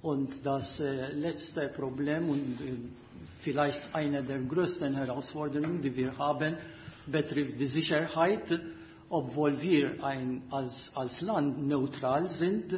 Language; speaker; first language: German; non-native, fluent; Maltese